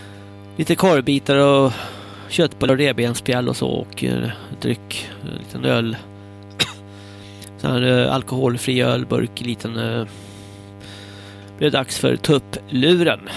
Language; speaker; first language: Swedish; native; Swedish